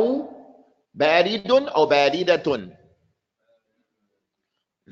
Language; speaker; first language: Arabic; non-native, fluent; English